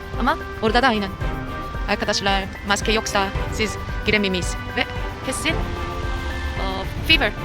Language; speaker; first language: Turkish; non-native, learner; Korean